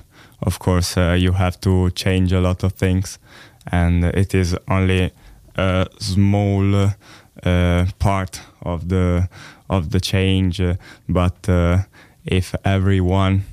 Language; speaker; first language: English; non-native, learner; Italian